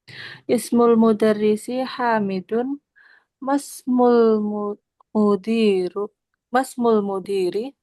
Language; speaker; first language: Arabic; non-native, learner; Indonesian